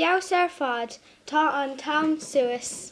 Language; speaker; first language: Irish; non-native, local second language; English